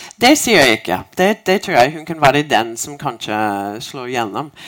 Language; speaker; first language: Norwegian; non-native, fluent; English